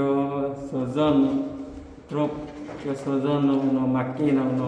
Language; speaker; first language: Italian; non-native, learner; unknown